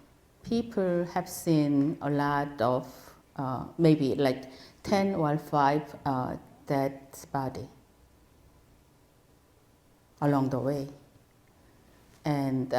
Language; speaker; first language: English; non-native, fluent; Korean